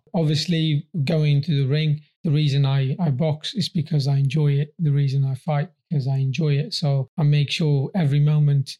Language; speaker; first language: English; early bilingual, other home language; Persian